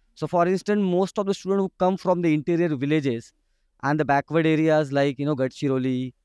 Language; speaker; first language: English; non-native, local second language; Marathi